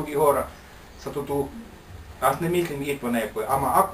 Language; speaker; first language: Bulgarian; non-native, learner; Finnish